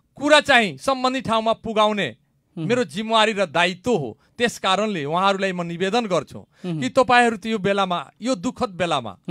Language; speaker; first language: Nepali; non-native, local second language; Bhojpuri